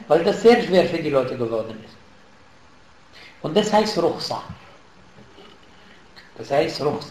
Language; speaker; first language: German; non-native, fluent; Arabic